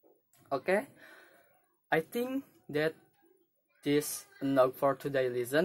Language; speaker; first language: English; non-native, learner; Indonesian